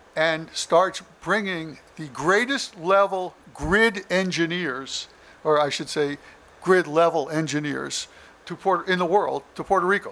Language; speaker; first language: English; native; English